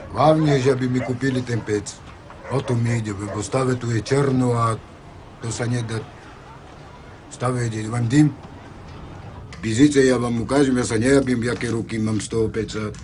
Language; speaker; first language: Slovak; non-native, local second language; Romany